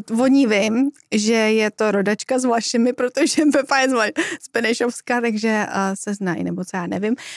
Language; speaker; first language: Czech; native; Czech